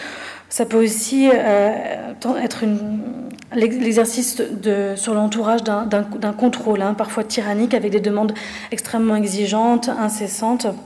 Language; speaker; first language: French; native; French